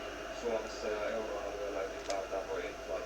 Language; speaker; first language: Finnish; native; Finnish